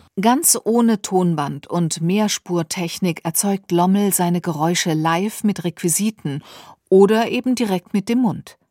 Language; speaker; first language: German; native; German